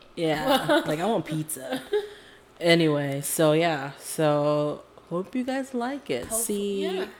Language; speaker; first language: English; non-native, fluent; Indonesian